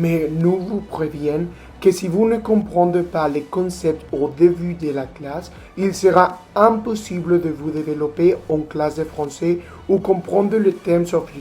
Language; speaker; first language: French; non-native, learner; Spanish